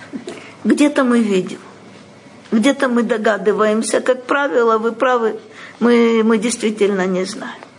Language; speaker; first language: Russian; native; Russian